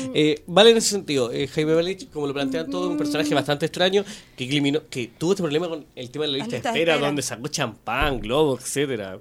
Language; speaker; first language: Spanish; native; Spanish